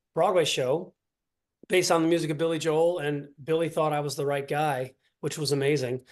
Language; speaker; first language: English; native; English